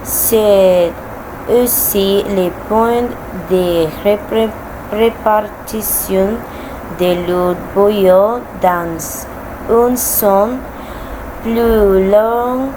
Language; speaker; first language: French; non-native, learner; Spanish